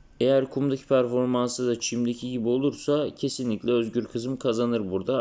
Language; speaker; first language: Turkish; native; Turkish